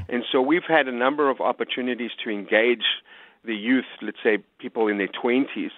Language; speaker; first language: English; native; English